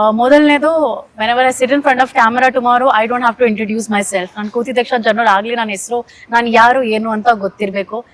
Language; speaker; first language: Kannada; non-native, fluent; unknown